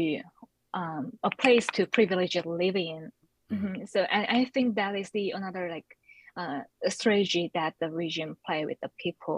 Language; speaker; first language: English; non-native, fluent; Korean